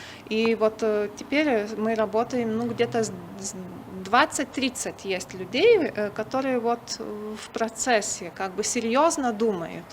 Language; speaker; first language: Russian; non-native, fluent; Lithuanian